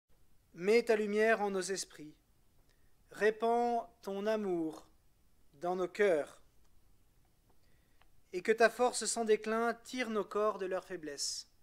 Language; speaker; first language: French; native; French